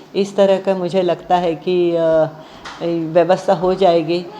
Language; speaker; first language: Hindi; non-native, local second language; Marathi